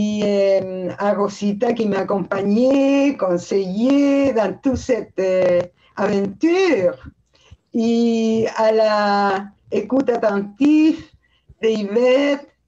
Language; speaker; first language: French; non-native, fluent; Spanish